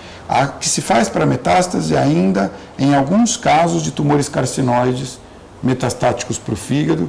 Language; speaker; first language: Portuguese; native; Portuguese